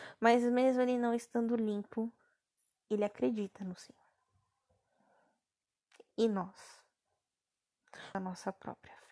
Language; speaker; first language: Portuguese; native; Portuguese